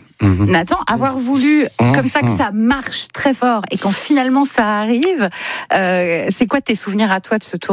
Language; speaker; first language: French; native; French